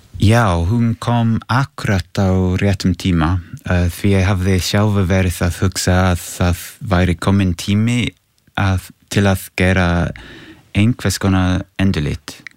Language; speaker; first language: Icelandic; non-native, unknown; English